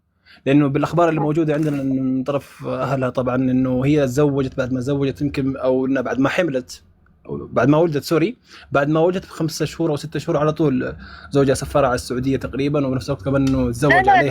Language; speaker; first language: Arabic; non-native, fluent; Amharic